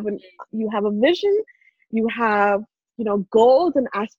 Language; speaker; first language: English; non-native, local second language; Punjabi